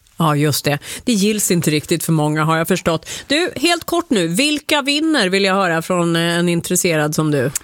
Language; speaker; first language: Swedish; native; Swedish